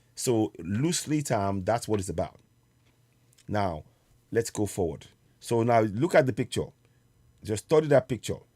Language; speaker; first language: English; non-native, local second language; Yoruba